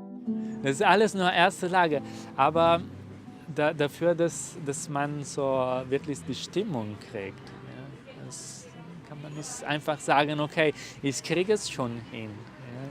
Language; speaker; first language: German; non-native, fluent; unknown